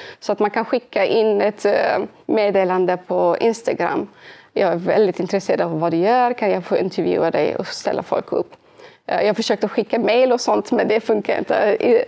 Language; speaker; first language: Swedish; early bilingual, other home language; Arabic